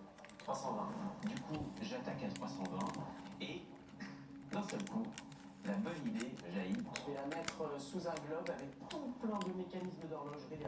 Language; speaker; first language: French; native; French